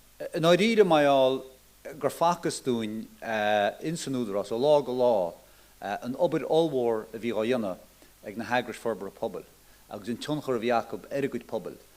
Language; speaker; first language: Irish; native; Irish